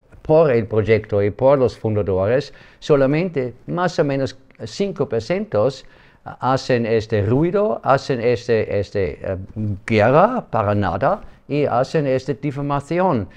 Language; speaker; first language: Spanish; non-native, learner; German